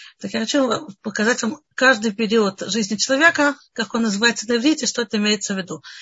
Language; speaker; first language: Russian; early bilingual, heritage; Russian